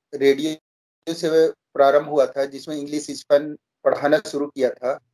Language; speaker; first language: Hindi; native; Hindi